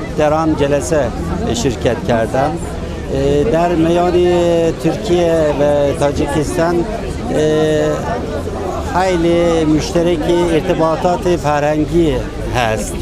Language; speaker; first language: Persian; non-native, fluent; Turkish